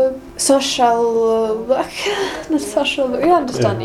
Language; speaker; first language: English; non-native, learner; Ukrainian